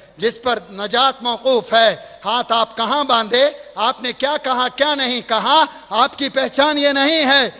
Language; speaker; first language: Urdu; native; Urdu